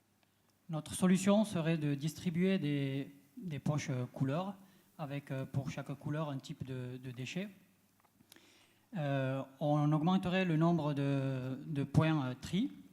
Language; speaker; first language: French; non-native, learner; Spanish